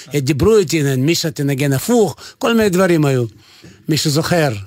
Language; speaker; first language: Hebrew; non-native, fluent; Russian